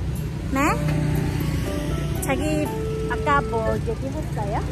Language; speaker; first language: Korean; non-native, learner; Vietnamese